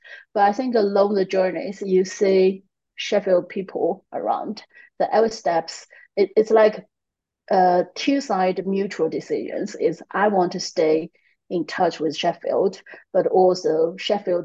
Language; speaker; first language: English; non-native, fluent; Chinese